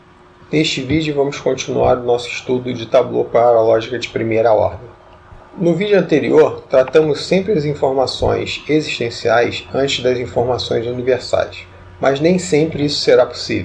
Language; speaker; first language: Portuguese; native; Portuguese